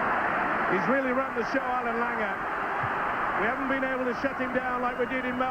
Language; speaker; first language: English; native; English